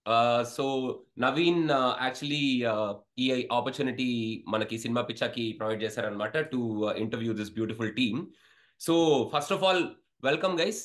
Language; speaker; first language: Telugu; native; Telugu